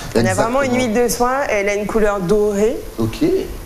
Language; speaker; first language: French; native; French